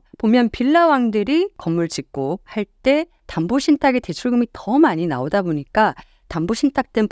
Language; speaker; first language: Korean; native; Korean